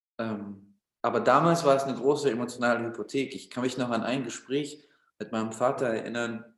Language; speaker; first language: German; early bilingual, other home language; Russian